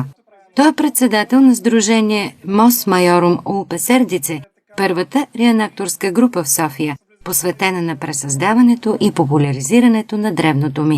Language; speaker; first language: Bulgarian; native; Bulgarian